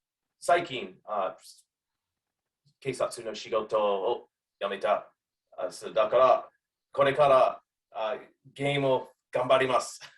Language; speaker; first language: Japanese; non-native, learner; English